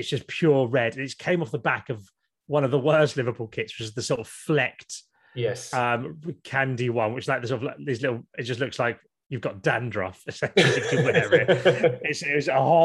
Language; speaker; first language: English; native; English